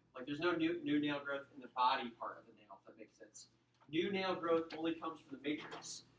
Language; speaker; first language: English; native; English